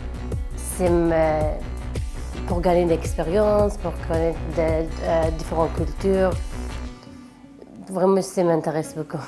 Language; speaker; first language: French; non-native, learner; Arabic